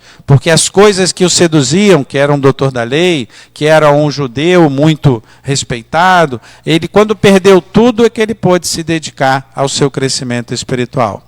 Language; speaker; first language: Portuguese; native; Portuguese